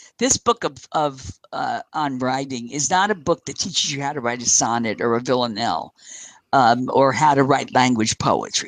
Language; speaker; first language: English; native; English